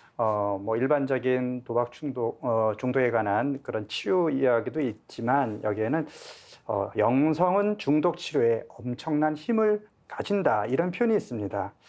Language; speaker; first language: Korean; native; Korean